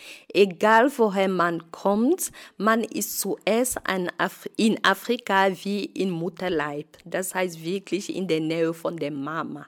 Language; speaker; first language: German; non-native, fluent; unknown